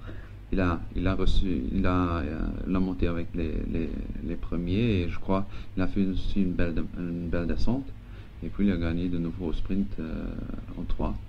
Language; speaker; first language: French; non-native, local second language; Luxembourgish